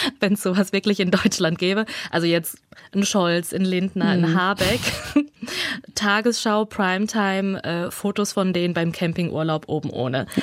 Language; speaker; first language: German; early bilingual, other home language; Russian